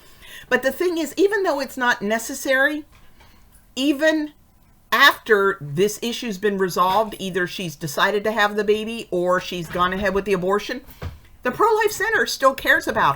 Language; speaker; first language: English; native; English